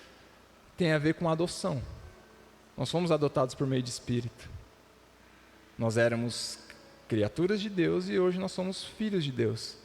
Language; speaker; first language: Portuguese; native; Portuguese